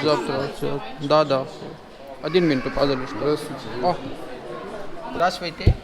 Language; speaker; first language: Russian; non-native, learner; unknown